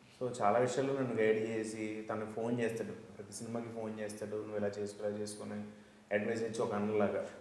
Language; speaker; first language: Telugu; native; Telugu